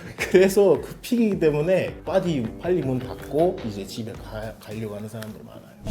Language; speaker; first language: Korean; non-native, fluent; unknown